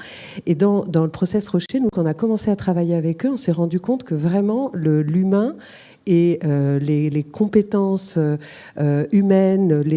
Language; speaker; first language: French; native; French